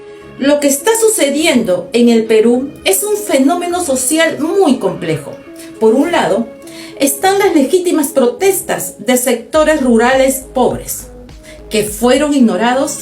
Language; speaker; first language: Spanish; native; Spanish